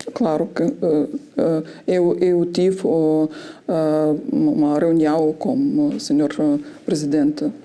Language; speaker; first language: Portuguese; non-native, fluent; Ukrainian